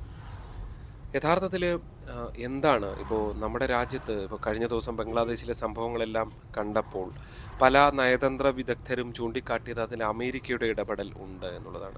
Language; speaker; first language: Malayalam; native; Malayalam